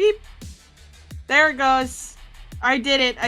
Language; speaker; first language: English; native; English